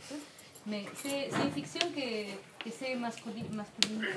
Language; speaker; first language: French; non-native, fluent; Spanish